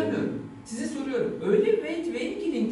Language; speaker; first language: Turkish; native; Turkish